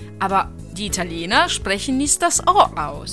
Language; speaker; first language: German; non-native, local second language; Italian